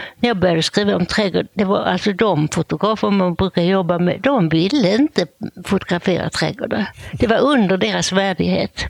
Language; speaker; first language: Swedish; native; Swedish